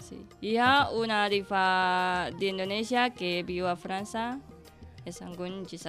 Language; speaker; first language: Catalan; non-native, learner; Indonesian